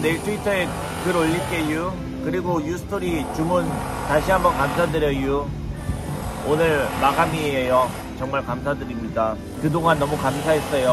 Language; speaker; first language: Korean; native; Korean